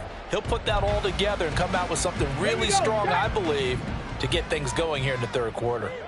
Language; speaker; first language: English; native; English